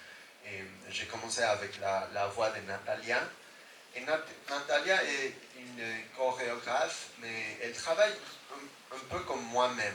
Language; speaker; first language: French; non-native, fluent; Spanish